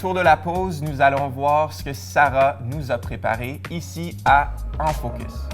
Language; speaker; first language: French; native; French